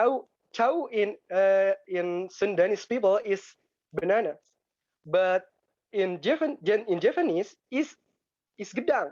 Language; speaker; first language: English; non-native, learner; Indonesian